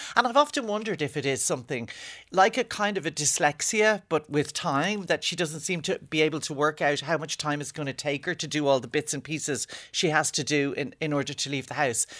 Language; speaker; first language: English; native; English